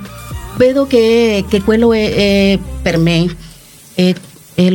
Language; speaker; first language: Italian; non-native, fluent; Spanish